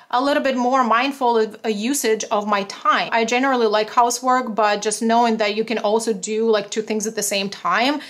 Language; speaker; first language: English; non-native, fluent; Russian